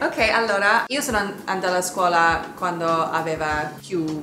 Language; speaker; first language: Italian; early bilingual, heritage; Italian